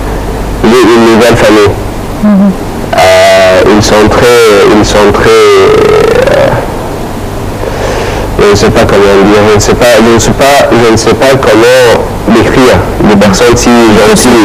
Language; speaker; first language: French; non-native, fluent; Arabic